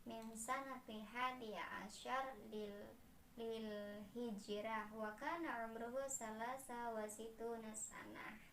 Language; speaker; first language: Arabic; non-native, fluent; Indonesian